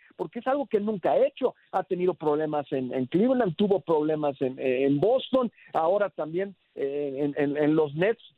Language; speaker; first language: Spanish; early bilingual, heritage; Spanish